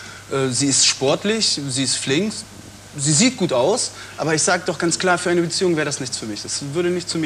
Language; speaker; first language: German; native; German